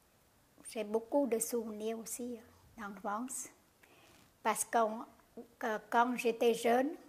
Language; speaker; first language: French; non-native, learner; Khmer